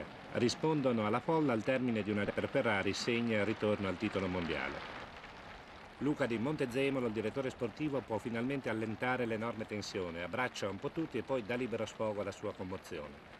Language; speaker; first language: Italian; native; Italian